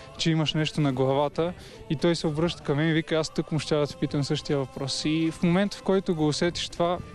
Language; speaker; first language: Bulgarian; native; Bulgarian